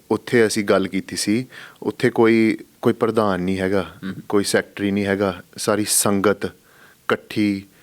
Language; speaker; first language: Punjabi; early bilingual, heritage; Punjabi